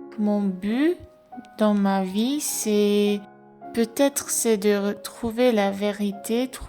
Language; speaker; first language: French; non-native, fluent; English